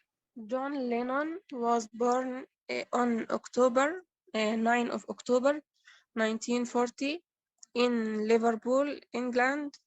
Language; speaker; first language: English; non-native, learner; Arabic